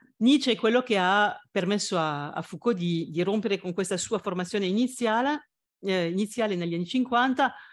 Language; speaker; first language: Italian; non-native, fluent; French